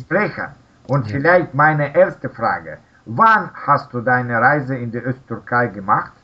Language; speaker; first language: German; non-native, learner; Russian